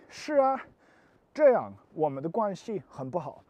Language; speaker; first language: Chinese; non-native, learner; English